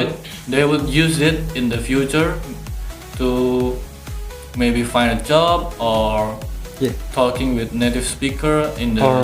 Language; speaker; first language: English; non-native, learner; Indonesian